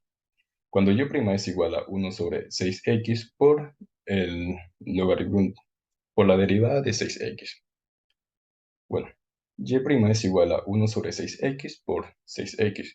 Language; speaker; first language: Spanish; native; Spanish